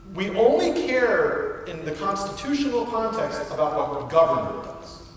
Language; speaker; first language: English; native; English